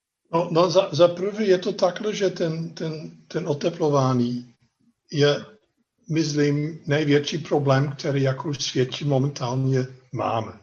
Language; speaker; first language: Czech; non-native, fluent; Dutch